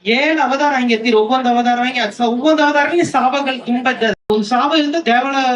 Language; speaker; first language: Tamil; non-native, local second language; Kannada